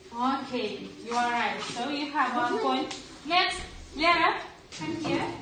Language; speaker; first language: English; non-native, learner; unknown